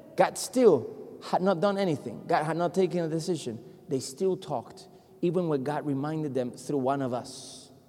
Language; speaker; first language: English; non-native, fluent; Spanish